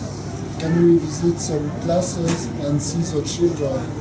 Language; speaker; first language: English; non-native, learner; French